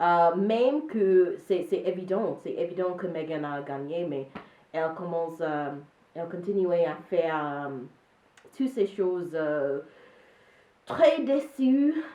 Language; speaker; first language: French; non-native, learner; English